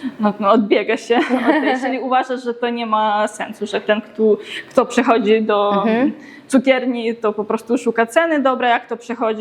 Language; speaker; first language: Polish; native; Polish